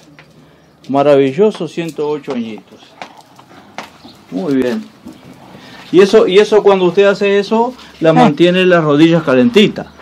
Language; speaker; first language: Spanish; native; Spanish